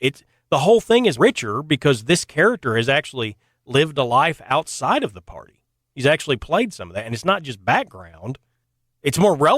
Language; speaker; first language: English; native; English